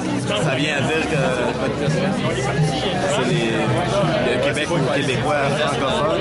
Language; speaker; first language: French; native; French